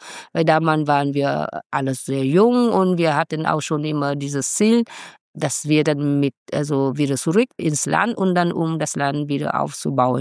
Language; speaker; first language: German; non-native, fluent; Vietnamese